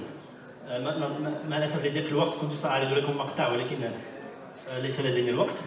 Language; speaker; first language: Arabic; native; Arabic